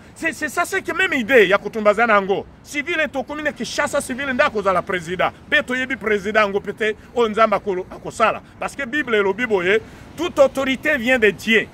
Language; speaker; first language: French; non-native, local second language; Swahili